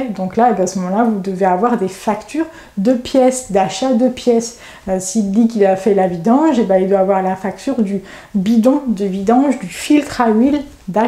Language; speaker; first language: French; native; French